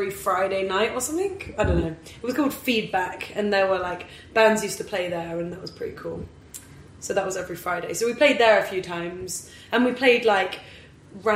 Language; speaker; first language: English; native; English